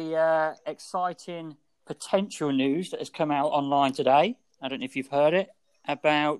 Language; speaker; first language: English; native; English